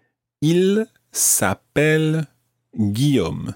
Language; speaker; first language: French; non-native, fluent; English